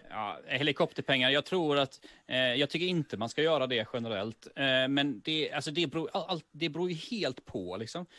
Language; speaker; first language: Swedish; native; Swedish